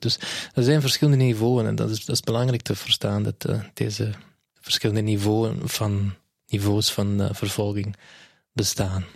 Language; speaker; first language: Dutch; non-native, fluent; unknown